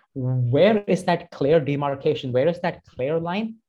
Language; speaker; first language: English; non-native, local second language; Hindi